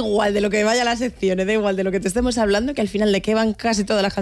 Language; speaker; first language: Spanish; native; Spanish